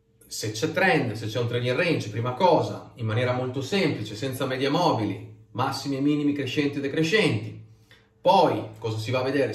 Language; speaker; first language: Italian; native; Italian